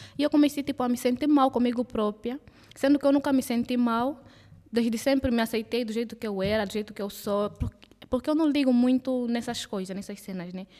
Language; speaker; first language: Portuguese; native; Portuguese